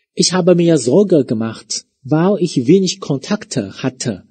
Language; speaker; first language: German; non-native, fluent; Chinese